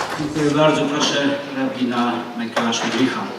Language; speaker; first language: Polish; native; Polish